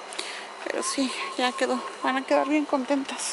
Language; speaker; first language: Spanish; native; Spanish